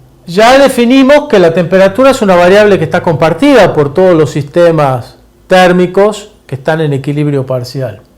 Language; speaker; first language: Spanish; native; Spanish